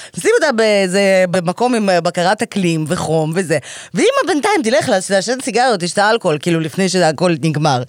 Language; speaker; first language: Hebrew; native; Hebrew